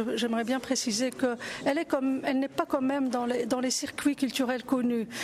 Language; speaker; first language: French; non-native, local second language; Arabic